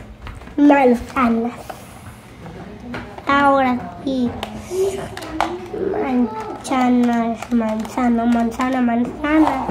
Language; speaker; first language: Spanish; native; Spanish